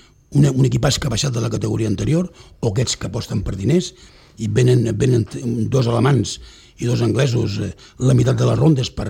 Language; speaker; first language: Catalan; native; Catalan